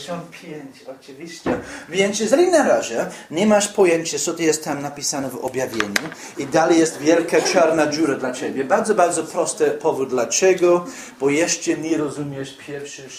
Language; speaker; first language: Polish; non-native, fluent; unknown